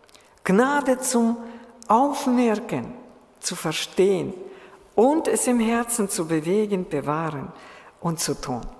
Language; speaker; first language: German; non-native, fluent; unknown